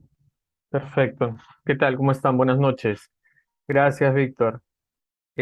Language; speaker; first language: Spanish; native; Spanish